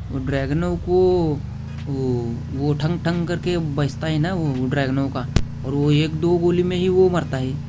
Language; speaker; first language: Hindi; non-native, local second language; Marathi